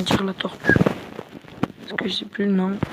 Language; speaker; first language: French; native; French